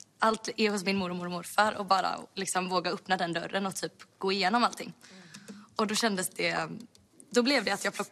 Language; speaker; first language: Swedish; native; Swedish